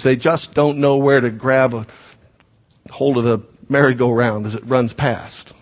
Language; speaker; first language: English; native; English